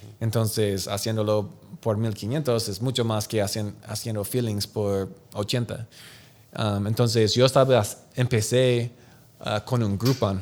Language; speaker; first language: Spanish; non-native, learner; English